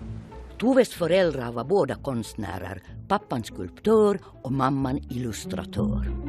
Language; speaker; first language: Swedish; native; Swedish